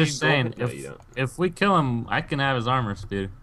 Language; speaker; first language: English; native; English